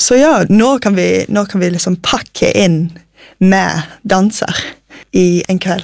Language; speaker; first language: Norwegian; non-native, fluent; English